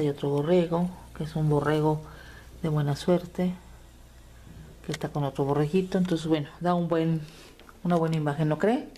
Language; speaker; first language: Spanish; native; Spanish